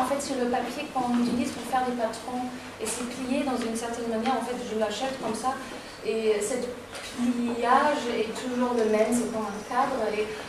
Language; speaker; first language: French; non-native, fluent; German